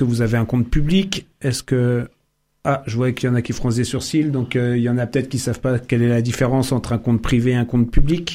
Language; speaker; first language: French; native; French